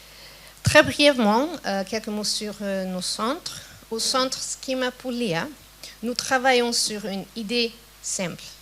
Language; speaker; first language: French; non-native, fluent; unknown